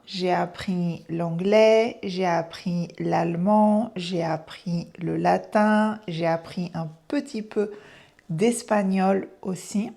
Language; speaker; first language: French; native; French